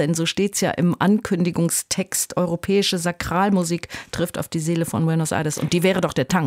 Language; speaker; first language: German; native; German